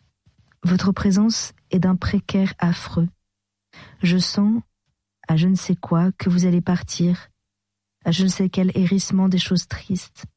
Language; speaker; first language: French; native; French